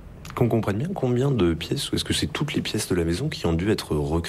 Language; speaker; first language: French; native; French